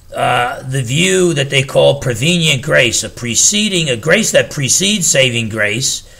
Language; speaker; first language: English; native; English